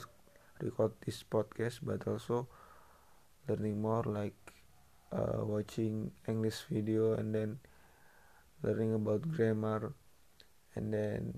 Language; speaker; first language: English; non-native, learner; Indonesian